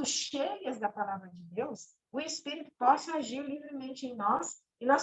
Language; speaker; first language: Portuguese; native; Portuguese